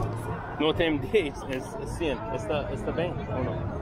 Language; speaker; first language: Portuguese; non-native, learner; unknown